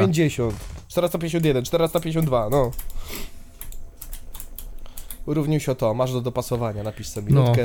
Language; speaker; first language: Polish; native; Polish